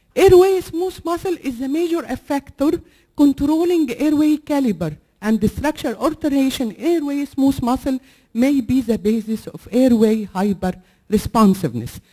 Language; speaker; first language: English; non-native, fluent; Arabic